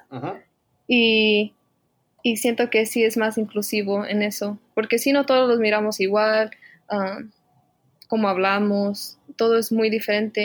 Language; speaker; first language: Spanish; early bilingual, heritage; Spanish